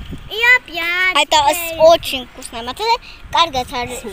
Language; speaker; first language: Russian; early bilingual, heritage; Russian